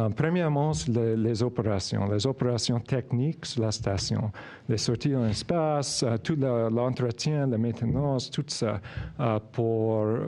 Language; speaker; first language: French; non-native, fluent; English